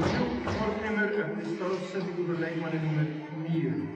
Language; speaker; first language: Icelandic; native; Icelandic